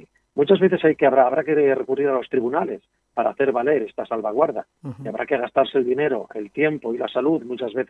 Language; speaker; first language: Spanish; native; Spanish